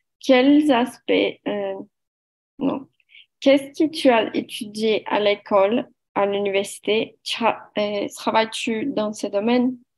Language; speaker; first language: French; non-native, learner; Portuguese